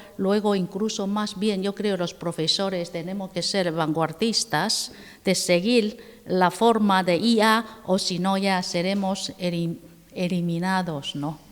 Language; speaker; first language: Spanish; non-native, fluent; Chinese